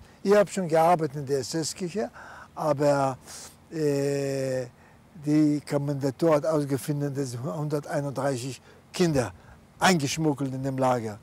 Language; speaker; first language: German; non-native, fluent; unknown